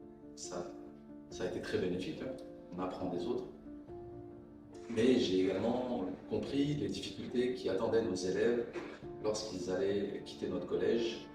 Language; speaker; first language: French; native; French